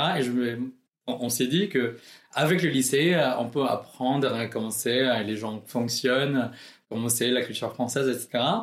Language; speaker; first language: French; non-native, fluent; Filipino